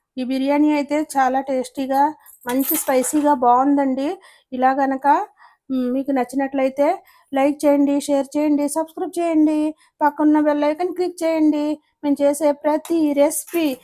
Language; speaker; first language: Telugu; native; Telugu